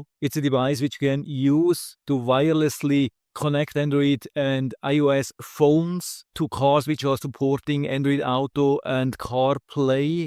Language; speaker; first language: English; non-native, fluent; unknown